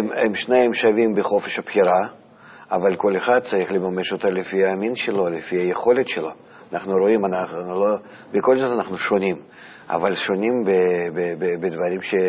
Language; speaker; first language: Hebrew; non-native, fluent; Russian